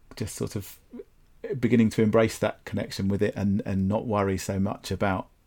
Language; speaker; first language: English; native; English